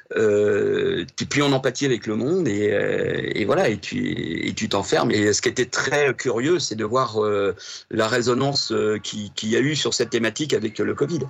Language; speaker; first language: French; native; French